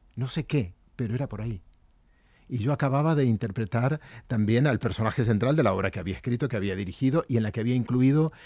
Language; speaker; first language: Spanish; native; Spanish